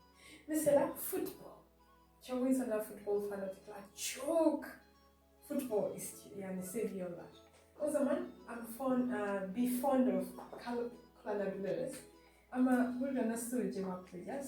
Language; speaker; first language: Turkish; non-native, fluent; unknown